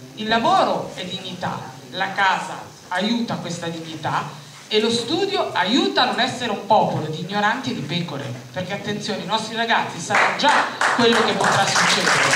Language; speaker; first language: Italian; native; Italian